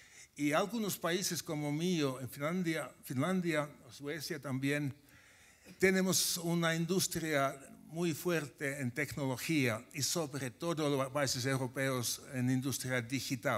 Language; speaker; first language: Spanish; non-native, fluent; Finnish